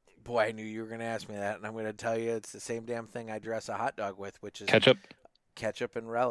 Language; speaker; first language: English; native; English